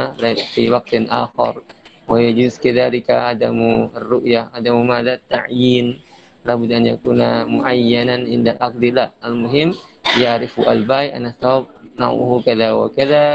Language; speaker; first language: Arabic; non-native, fluent; Indonesian